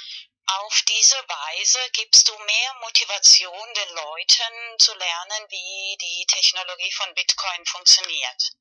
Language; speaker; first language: German; non-native, learner; Spanish